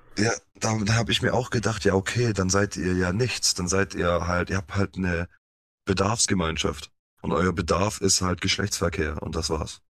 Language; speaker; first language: German; early bilingual, other home language; Polish